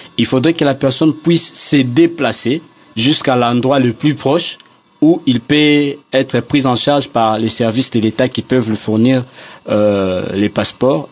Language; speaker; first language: French; non-native, local second language; Lingala